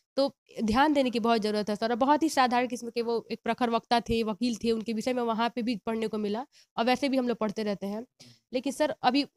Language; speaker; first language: Hindi; native; Hindi